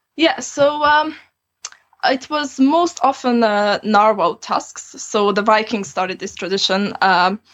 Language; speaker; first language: English; non-native, fluent; Romanian